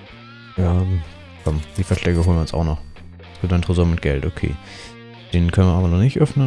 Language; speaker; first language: German; native; German